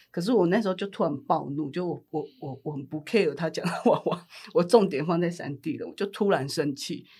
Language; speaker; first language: Chinese; native; Chinese